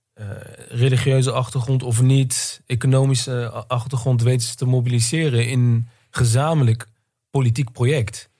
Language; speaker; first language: Dutch; early bilingual, other home language; Turkish